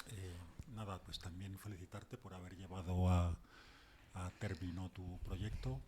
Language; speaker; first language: Spanish; native; Spanish